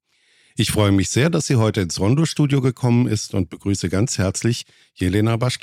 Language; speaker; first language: German; native; German